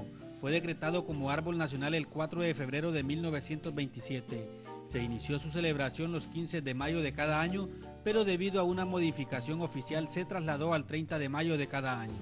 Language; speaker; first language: Spanish; native; Spanish